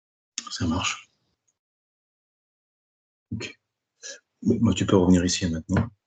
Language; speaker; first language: French; native; French